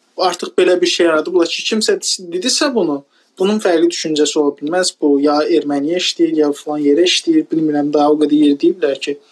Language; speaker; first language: Azerbaijani; non-native, local second language; Talysh